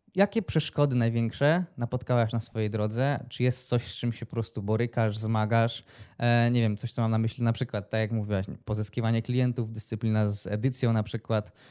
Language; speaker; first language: Polish; native; Polish